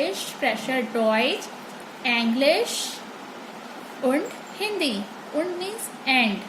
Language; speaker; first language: German; non-native, learner; Hindi